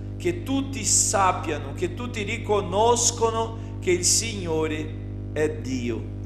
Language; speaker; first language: Italian; non-native, fluent; Portuguese